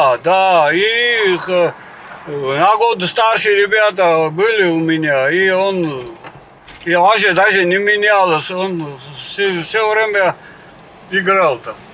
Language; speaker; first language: Russian; non-native, learner; Georgian